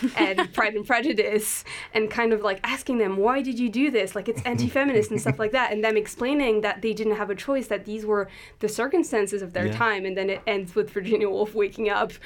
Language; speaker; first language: English; non-native, fluent; French